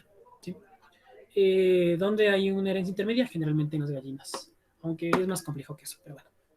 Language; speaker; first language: Spanish; native; Spanish